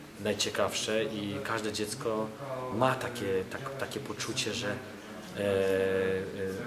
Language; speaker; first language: Polish; native; Polish